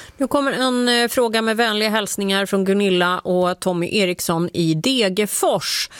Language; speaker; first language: Swedish; native; Swedish